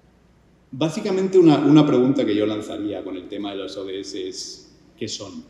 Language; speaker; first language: Spanish; native; Spanish